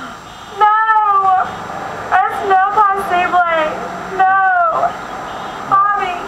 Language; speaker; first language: Spanish; non-native, learner; English